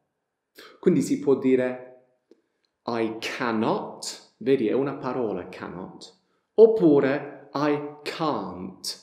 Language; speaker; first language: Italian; non-native, fluent; English